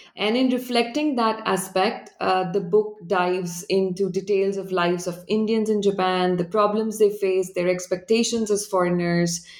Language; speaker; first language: English; non-native, local second language; Hindi